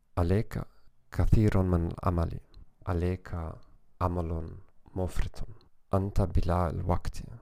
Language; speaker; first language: Arabic; non-native, learner; German